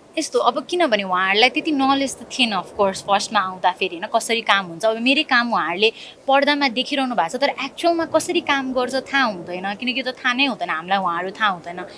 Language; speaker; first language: Nepali; native; Nepali